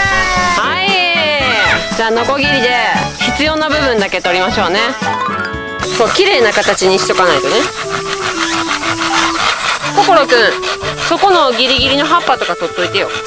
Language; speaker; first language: Japanese; native; Japanese